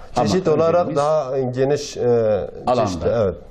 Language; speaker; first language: Turkish; native; Turkish